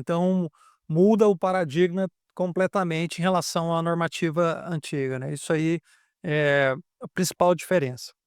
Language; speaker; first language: Portuguese; native; Portuguese